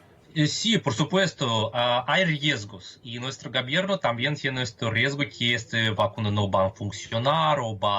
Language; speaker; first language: Spanish; non-native, fluent; Russian